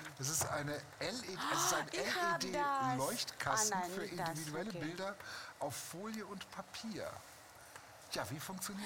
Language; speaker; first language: German; native; German